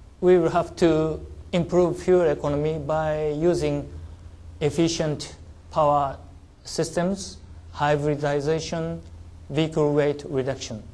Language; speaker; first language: English; non-native, learner; Japanese